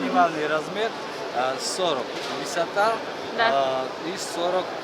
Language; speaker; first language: Russian; non-native, fluent; Georgian